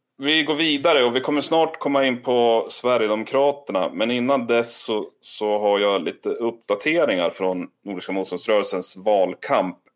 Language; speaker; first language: Swedish; native; Swedish